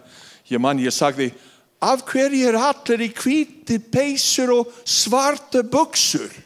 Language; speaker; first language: Icelandic; non-native, fluent; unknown